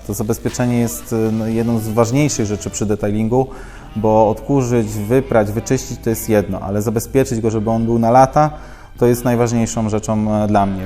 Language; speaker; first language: Polish; native; Polish